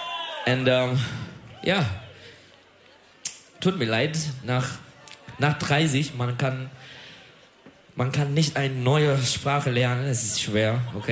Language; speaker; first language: German; non-native, learner; Turkish